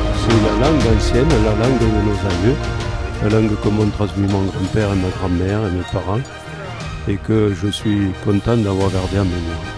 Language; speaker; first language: French; native; French